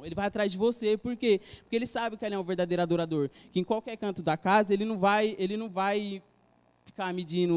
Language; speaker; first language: Portuguese; native; Portuguese